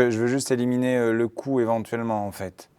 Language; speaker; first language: French; native; French